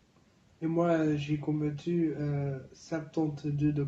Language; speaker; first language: French; non-native, learner; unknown